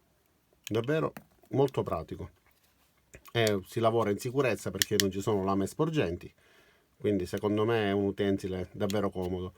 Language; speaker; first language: Italian; native; Italian